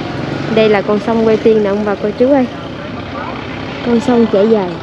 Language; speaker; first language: Vietnamese; native; Vietnamese